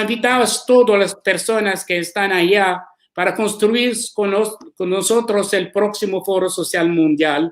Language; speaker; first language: Spanish; non-native, learner; Arabic